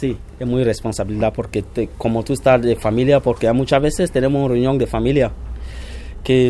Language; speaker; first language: Spanish; non-native, fluent; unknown